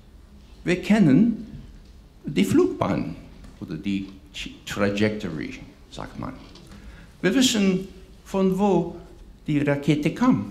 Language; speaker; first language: German; non-native, fluent; English